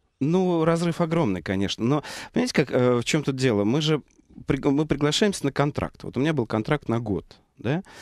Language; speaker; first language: Russian; native; Russian